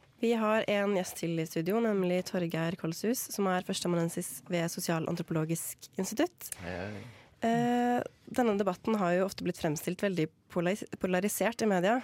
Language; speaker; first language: Norwegian; native; Norwegian